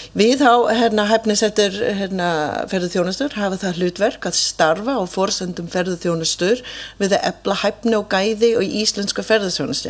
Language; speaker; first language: Icelandic; non-native, fluent; English